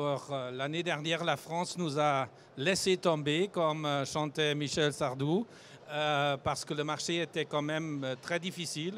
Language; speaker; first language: French; non-native, fluent; German